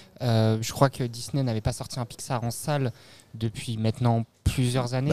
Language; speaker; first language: French; native; French